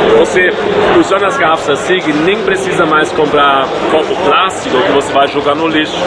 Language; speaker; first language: Portuguese; non-native, fluent; German